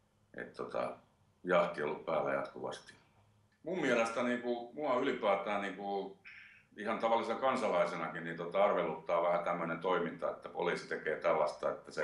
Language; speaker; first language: Finnish; native; Finnish